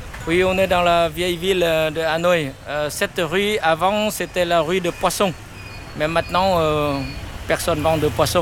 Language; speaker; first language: French; non-native, learner; Vietnamese